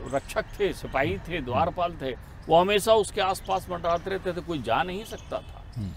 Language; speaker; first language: Hindi; native; Hindi